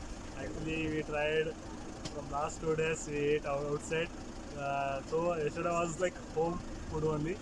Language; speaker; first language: English; non-native, local second language; Kannada